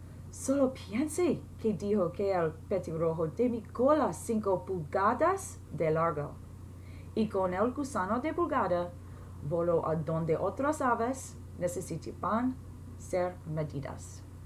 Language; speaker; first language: Spanish; non-native, learner; English